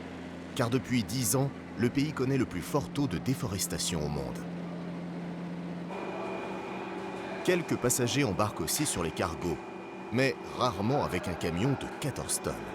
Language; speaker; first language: French; native; French